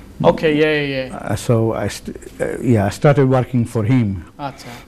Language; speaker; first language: English; native; English